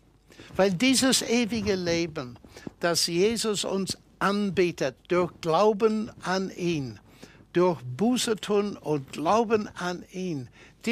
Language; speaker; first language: German; non-native, fluent; English